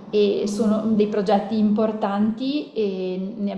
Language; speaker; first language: Italian; native; Italian